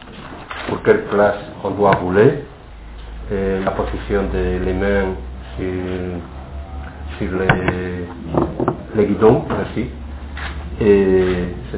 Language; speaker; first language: French; non-native, fluent; Spanish